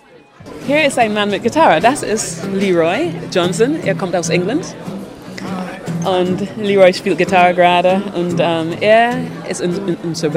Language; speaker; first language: German; non-native, fluent; English